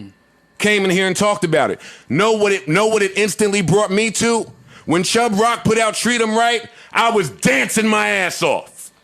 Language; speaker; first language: English; native; English